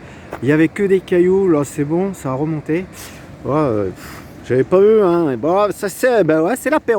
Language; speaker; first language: French; native; French